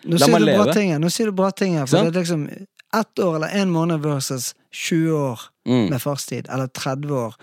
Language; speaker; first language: Norwegian; native; Norwegian